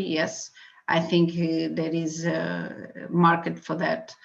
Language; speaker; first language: English; non-native, fluent; Portuguese